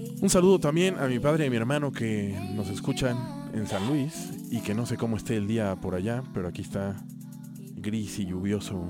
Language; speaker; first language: Spanish; native; Spanish